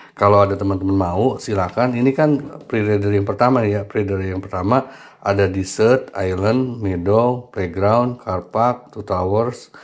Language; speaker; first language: Indonesian; native; Indonesian